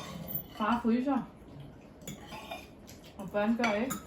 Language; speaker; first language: Danish; non-native, fluent; Thai